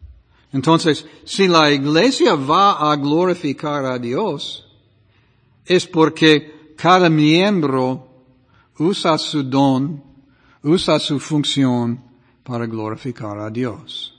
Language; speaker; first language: Spanish; non-native, fluent; English